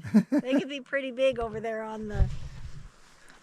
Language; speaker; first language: English; native; English